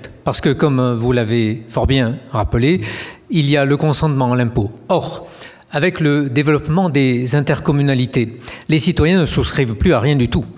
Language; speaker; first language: French; native; French